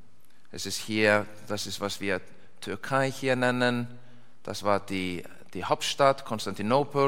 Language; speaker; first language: German; non-native, learner; English